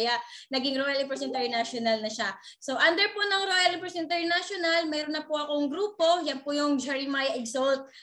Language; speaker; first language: Filipino; non-native, local second language; Waray